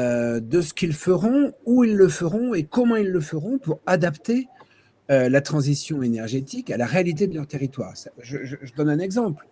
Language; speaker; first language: French; native; French